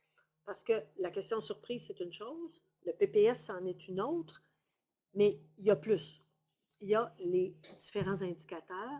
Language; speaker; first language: French; native; French